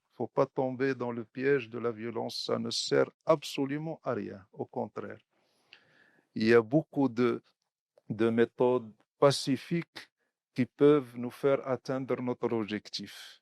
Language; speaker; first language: French; non-native, local second language; Arabic